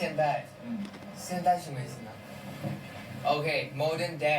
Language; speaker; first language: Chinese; non-native, learner; Thai